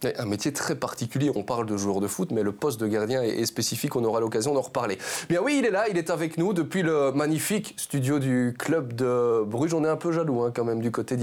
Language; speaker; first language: French; native; French